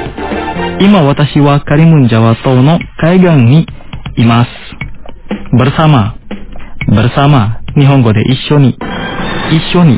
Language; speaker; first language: Japanese; non-native, fluent; Indonesian